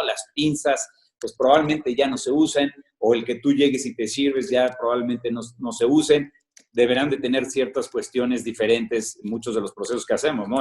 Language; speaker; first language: Spanish; native; Spanish